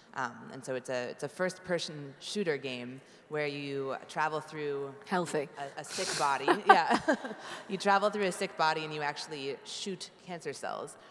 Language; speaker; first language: English; native; English